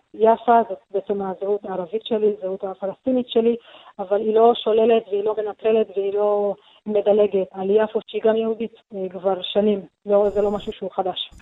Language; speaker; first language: Hebrew; non-native, local second language; Arabic